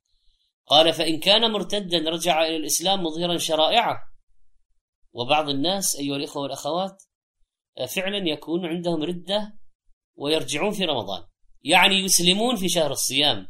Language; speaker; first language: Arabic; native; Arabic